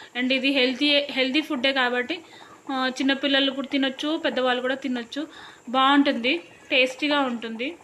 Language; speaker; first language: Telugu; non-native, local second language; Lambadi